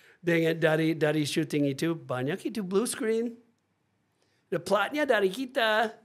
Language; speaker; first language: Indonesian; non-native, fluent; English